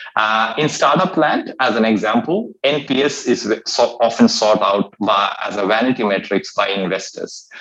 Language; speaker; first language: English; non-native, local second language; Malayalam